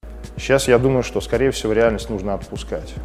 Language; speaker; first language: Russian; native; Russian